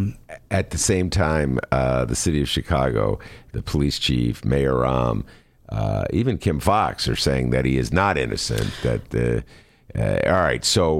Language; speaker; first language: English; native; English